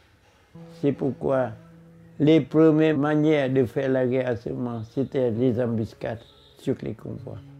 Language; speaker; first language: French; non-native, local second language; Vietnamese